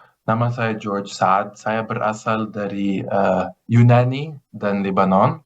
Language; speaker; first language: Indonesian; non-native, fluent; Greek